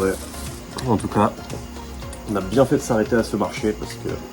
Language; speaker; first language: French; native; French